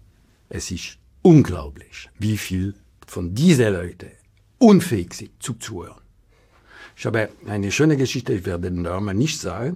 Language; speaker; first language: German; non-native, local second language; French